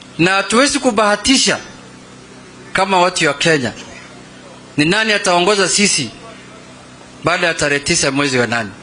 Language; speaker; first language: Swahili; non-native, local second language; Somali